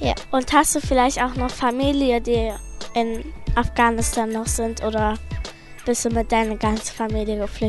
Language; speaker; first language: German; early bilingual, other home language; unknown